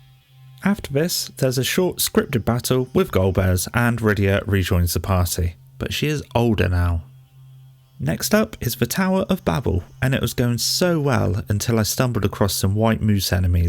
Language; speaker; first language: English; native; English